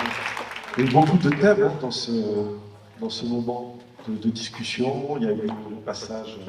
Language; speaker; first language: French; native; French